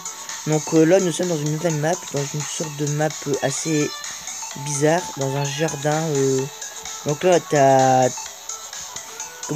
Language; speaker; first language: French; native; French